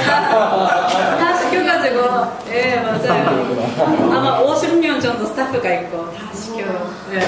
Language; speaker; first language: Korean; non-native, fluent; Japanese